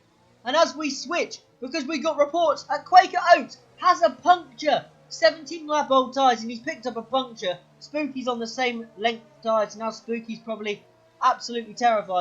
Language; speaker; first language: English; native; English